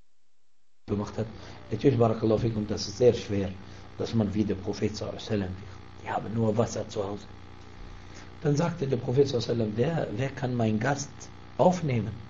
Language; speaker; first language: German; non-native, fluent; Arabic